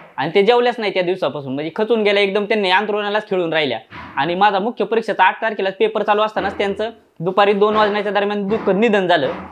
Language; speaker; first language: Marathi; native; Marathi